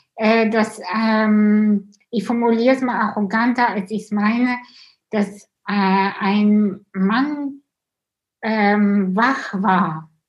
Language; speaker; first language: German; early bilingual, other home language; Russian